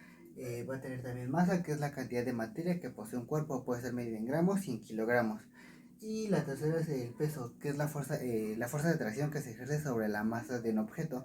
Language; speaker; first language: Spanish; native; Spanish